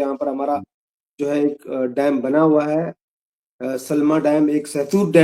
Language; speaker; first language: Hindi; native; Hindi